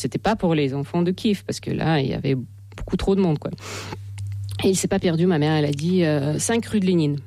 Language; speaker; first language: French; non-native, fluent; Russian